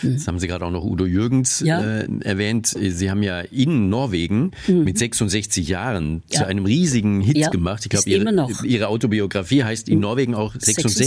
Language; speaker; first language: German; native; German